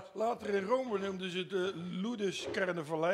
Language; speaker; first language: Dutch; native; Dutch